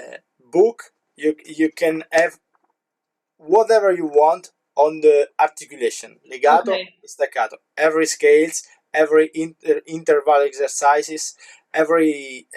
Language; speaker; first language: English; non-native, learner; Italian